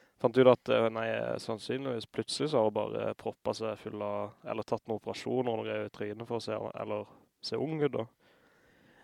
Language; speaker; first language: Norwegian; native; Norwegian